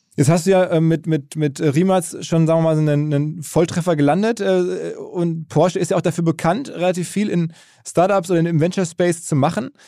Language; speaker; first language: German; native; German